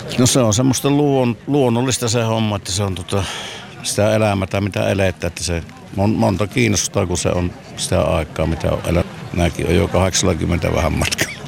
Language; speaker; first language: Finnish; native; Finnish